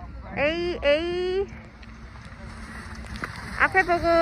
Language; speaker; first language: Korean; native; Korean